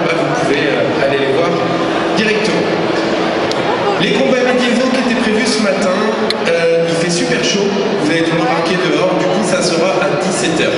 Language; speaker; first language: French; native; French